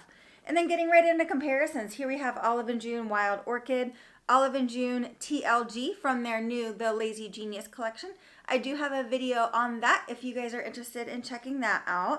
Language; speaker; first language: English; native; English